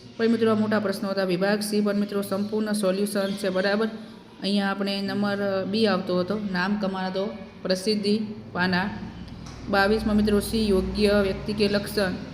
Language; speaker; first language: Hindi; non-native, local second language; Gujarati